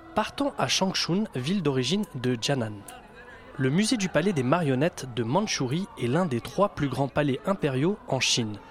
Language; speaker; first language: French; native; French